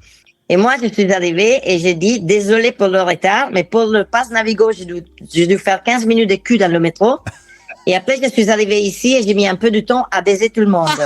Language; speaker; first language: French; non-native, fluent; Italian